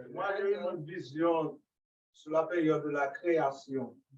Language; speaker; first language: French; non-native, local second language; Haitian Creole